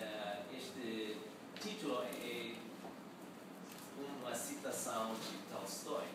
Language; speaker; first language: Portuguese; non-native, learner; Spanish